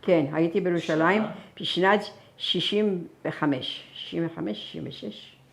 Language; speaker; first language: Hebrew; non-native, fluent; Persian